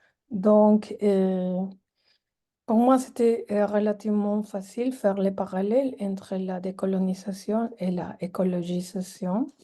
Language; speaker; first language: French; non-native, fluent; Spanish